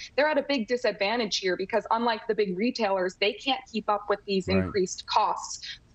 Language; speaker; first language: English; native; English